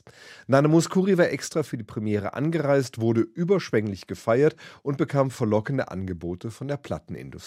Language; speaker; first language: German; native; German